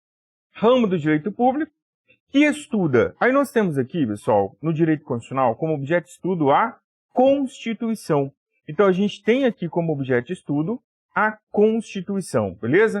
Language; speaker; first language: Portuguese; native; Portuguese